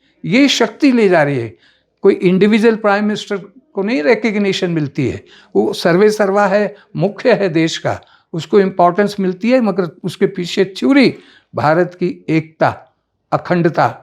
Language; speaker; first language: Hindi; native; Hindi